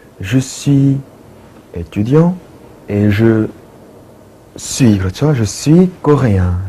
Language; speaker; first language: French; non-native, fluent; Korean